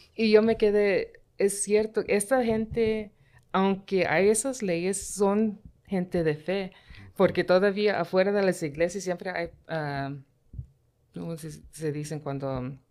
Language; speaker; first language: Spanish; early bilingual, heritage; Spanish